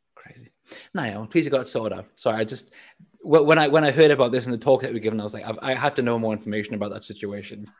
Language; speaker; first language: English; native; English